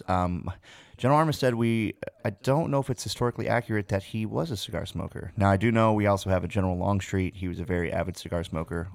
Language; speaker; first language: English; native; English